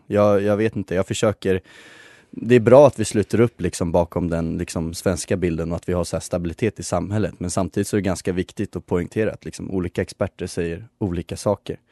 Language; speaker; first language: Swedish; native; Swedish